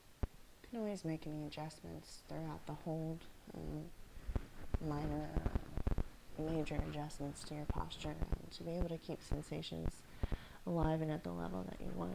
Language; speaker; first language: English; native; English